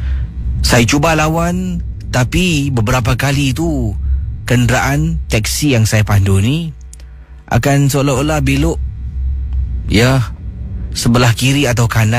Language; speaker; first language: Malay; native; Malay